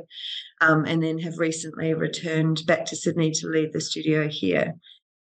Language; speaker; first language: English; native; English